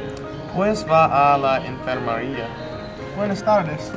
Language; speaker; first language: Spanish; non-native, learner; English